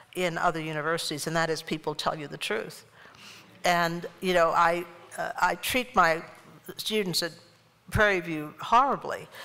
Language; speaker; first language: English; native; English